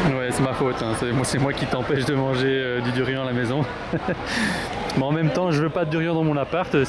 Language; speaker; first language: French; native; French